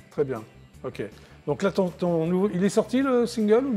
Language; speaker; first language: French; native; French